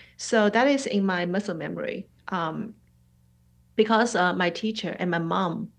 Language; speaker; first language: English; non-native, fluent; Chinese